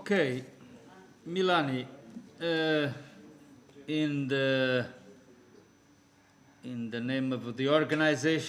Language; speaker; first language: English; non-native, fluent; Portuguese